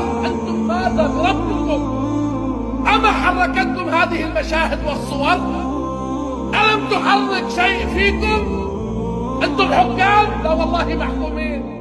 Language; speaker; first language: Arabic; native; Arabic